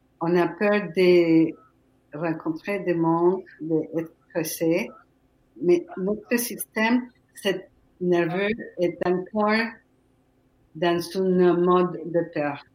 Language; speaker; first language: French; non-native, fluent; Spanish